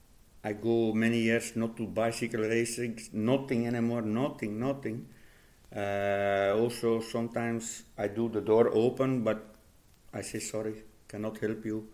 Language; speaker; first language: English; non-native, learner; Dutch